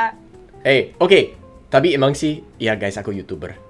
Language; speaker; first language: Indonesian; non-native, fluent; English